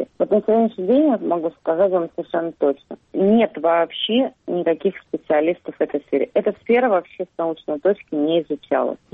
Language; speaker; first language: Russian; native; Russian